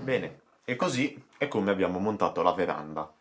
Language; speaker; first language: Italian; native; Italian